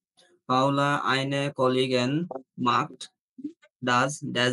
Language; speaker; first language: German; non-native, learner; Bangla